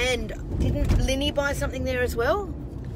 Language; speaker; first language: English; native; English